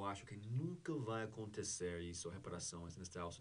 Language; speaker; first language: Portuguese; non-native, learner; English